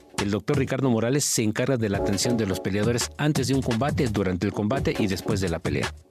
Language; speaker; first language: Spanish; native; Spanish